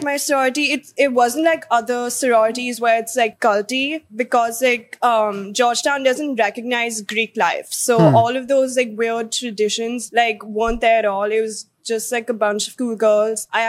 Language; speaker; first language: English; non-native, local second language; Hindi